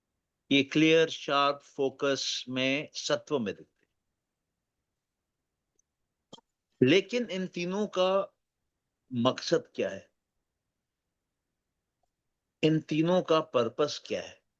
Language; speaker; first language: Hindi; native; Hindi